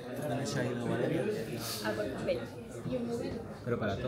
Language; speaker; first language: Spanish; non-native, fluent; Filipino